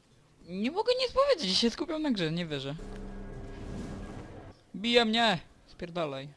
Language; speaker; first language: Polish; native; Polish